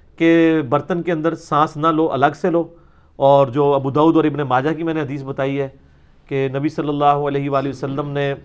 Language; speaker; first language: Urdu; native; Urdu